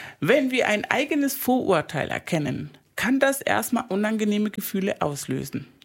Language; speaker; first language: German; early bilingual, other home language; Spanish